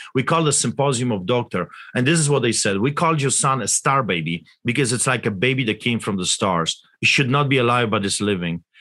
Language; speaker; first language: English; non-native, fluent; Polish